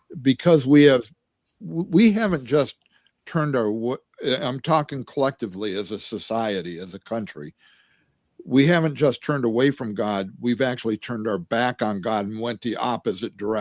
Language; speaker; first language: English; native; English